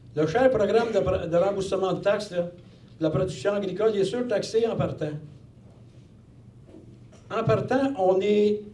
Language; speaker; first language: French; native; French